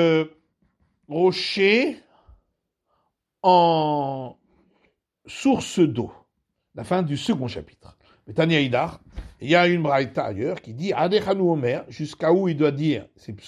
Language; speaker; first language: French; native; French